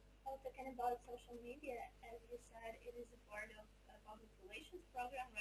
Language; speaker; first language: English; non-native, fluent; Ukrainian